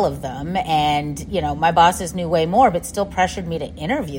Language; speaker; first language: English; native; English